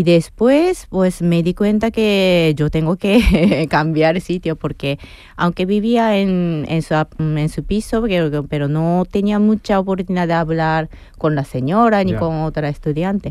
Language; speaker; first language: Spanish; non-native, fluent; Japanese